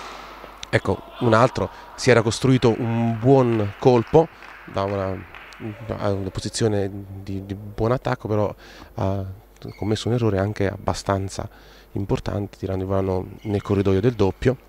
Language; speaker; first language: Italian; native; Italian